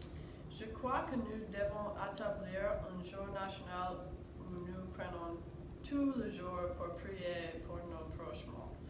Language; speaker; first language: French; non-native, learner; English